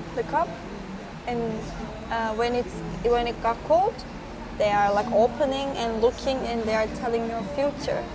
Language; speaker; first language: English; non-native, fluent; Turkish